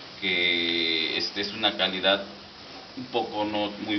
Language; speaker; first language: Spanish; native; Spanish